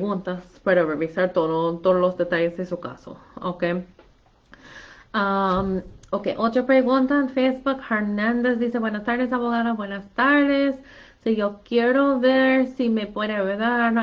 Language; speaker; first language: Spanish; non-native, fluent; English